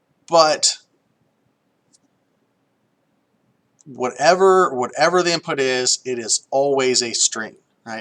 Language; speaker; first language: English; native; English